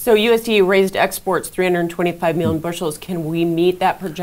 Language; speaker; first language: English; native; English